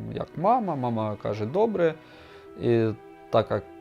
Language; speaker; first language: Ukrainian; native; Ukrainian